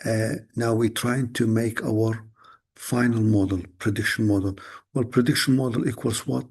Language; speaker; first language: English; non-native, fluent; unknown